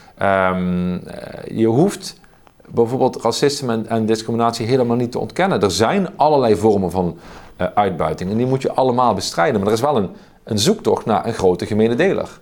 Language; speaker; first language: Dutch; native; Dutch